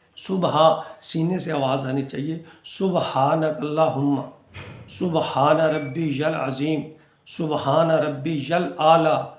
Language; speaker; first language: Urdu; non-native, local second language; Punjabi